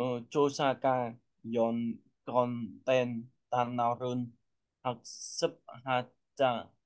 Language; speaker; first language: Korean; non-native, learner; Vietnamese